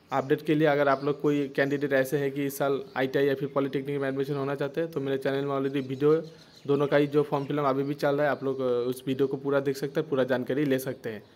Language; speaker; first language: Hindi; non-native, local second language; Bangla